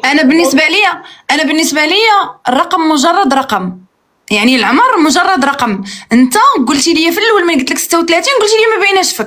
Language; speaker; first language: Arabic; native; Arabic